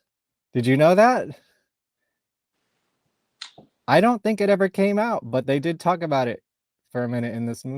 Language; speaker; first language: English; native; English